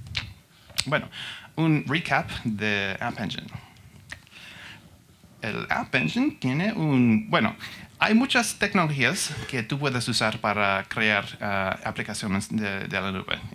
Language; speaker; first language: Spanish; non-native, learner; English